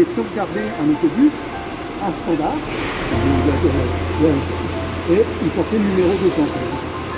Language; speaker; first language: French; native; French